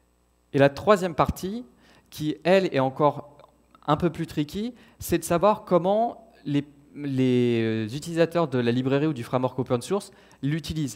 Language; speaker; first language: French; native; French